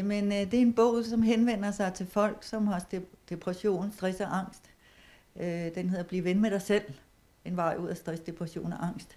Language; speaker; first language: Danish; native; Danish